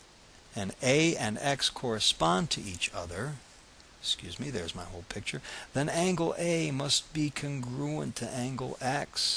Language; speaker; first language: English; native; English